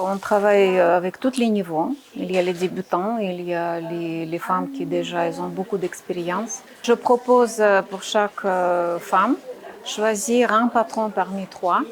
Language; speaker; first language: French; non-native, learner; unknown